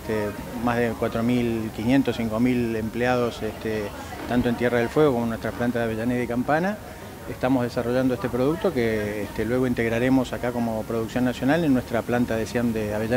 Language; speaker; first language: Spanish; native; Spanish